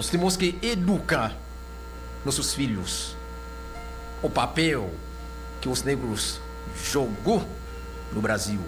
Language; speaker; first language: Portuguese; non-native, local second language; Haitian Creole